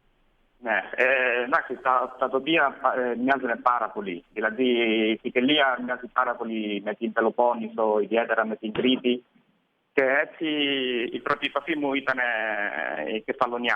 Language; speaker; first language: Greek; non-native, fluent; Italian